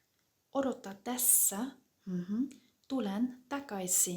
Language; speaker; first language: Finnish; non-native, fluent; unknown